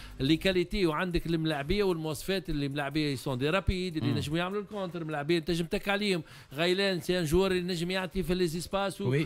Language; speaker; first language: Arabic; native; Arabic